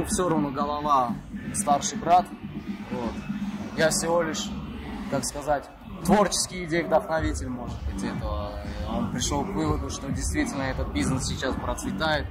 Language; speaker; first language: Russian; non-native, local second language; Uzbek